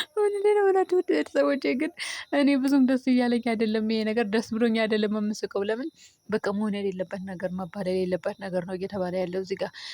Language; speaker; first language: Amharic; native; Amharic